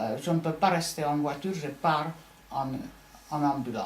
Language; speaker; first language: French; non-native, fluent; Hungarian